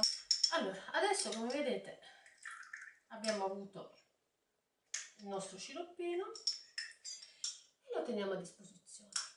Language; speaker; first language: Italian; native; Italian